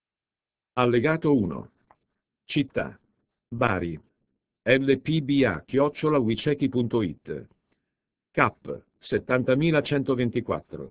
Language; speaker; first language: Italian; native; Italian